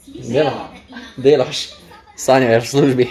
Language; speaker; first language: Slovenian; native; Slovenian